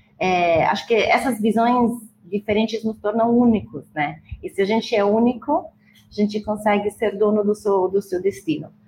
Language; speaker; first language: Portuguese; non-native, fluent; Italian